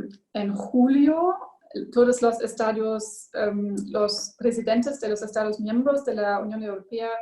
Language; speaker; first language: Spanish; non-native, learner; German